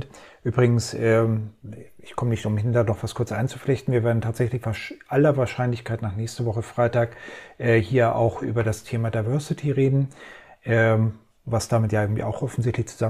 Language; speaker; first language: German; native; German